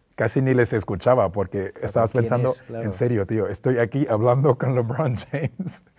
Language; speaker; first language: Spanish; non-native, fluent; French